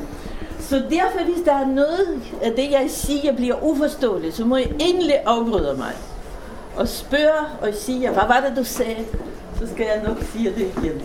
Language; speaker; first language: Danish; non-native, fluent; Russian